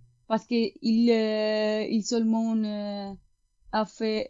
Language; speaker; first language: French; non-native, learner; Spanish